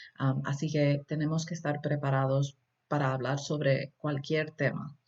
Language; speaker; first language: Spanish; early bilingual, heritage; Spanish